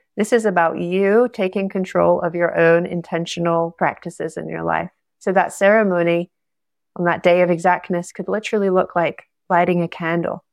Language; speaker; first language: English; native; English